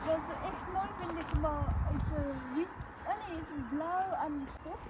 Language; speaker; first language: Dutch; non-native, learner; Thai